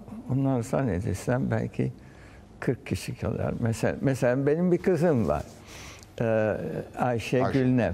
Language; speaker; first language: Turkish; early bilingual, heritage; Turkish